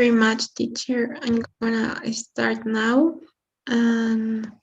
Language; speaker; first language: English; non-native, learner; Spanish